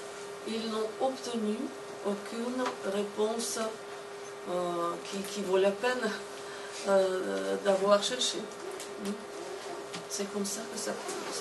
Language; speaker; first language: French; non-native, fluent; Russian